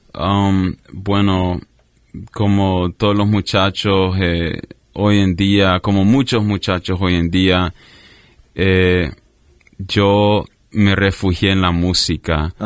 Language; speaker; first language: Spanish; early bilingual, heritage; Spanish